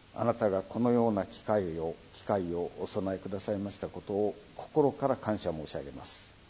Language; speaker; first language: Japanese; native; Japanese